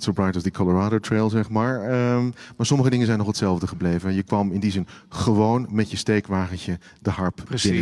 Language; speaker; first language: Dutch; native; Dutch